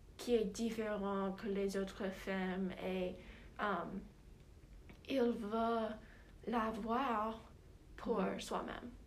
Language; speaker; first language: French; non-native, learner; English